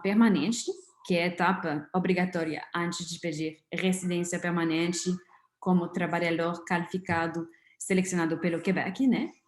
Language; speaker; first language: Portuguese; non-native, fluent; French